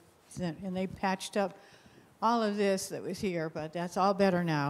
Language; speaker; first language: English; native; English